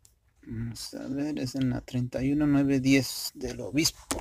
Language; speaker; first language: Spanish; early bilingual, heritage; Spanish